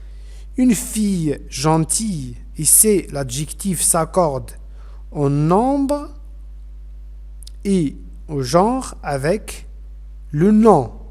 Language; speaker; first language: French; non-native, fluent; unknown